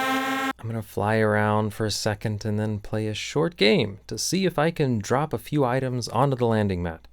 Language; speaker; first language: English; native; English